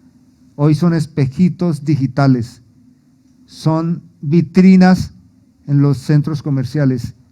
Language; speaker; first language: Spanish; native; Spanish